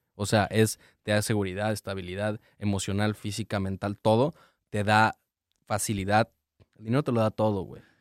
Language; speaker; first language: Spanish; native; Spanish